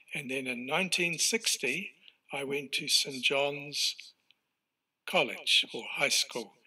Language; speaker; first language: English; native; English